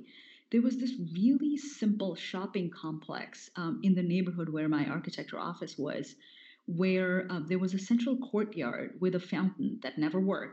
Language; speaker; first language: English; non-native, local second language; Hindi